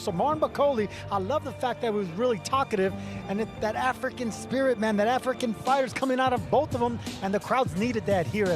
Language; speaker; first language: English; native; English